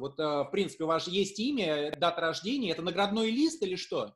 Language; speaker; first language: Russian; native; Russian